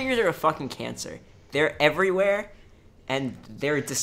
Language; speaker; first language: English; native; English